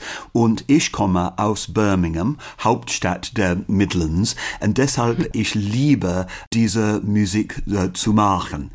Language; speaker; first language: German; non-native, fluent; English